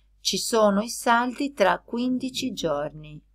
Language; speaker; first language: Italian; non-native, fluent; Albanian